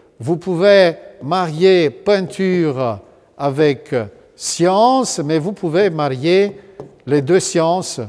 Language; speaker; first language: French; non-native, fluent; Romanian